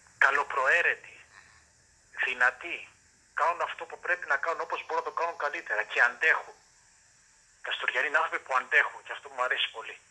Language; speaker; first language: Greek; native; Greek